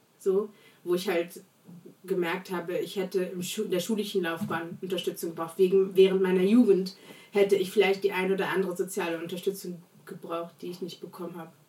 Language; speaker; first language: German; early bilingual, other home language; Portuguese